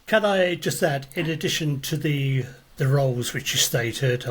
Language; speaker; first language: English; native; English